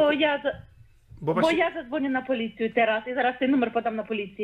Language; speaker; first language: Polish; non-native, learner; Ukrainian